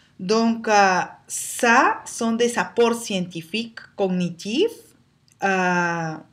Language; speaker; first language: French; non-native, learner; Spanish